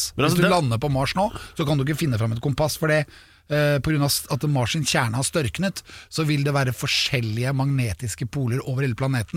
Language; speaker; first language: Norwegian; native; Norwegian